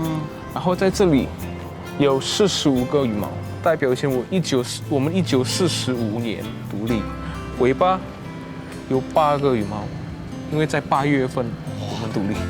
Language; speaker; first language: Chinese; non-native, fluent; Javanese